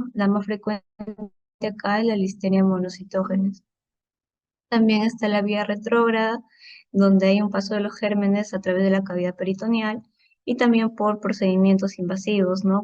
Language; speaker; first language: Spanish; native; Spanish